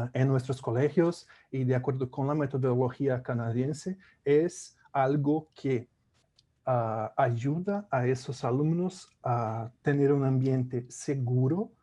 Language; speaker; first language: Spanish; non-native, fluent; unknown